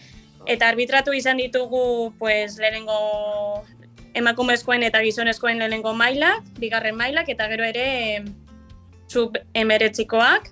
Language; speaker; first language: Basque; non-native, local second language; Spanish